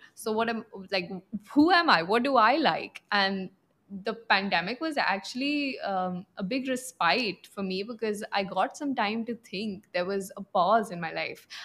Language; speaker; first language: English; non-native, local second language; Punjabi